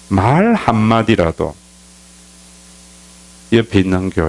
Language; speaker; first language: Korean; native; Korean